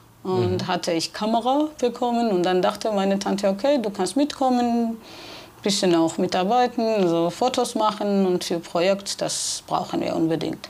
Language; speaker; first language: German; non-native, fluent; Georgian